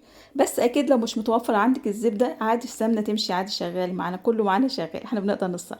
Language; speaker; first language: Arabic; native; Arabic